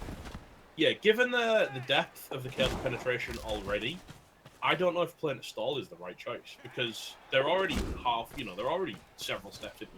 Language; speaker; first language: English; native; English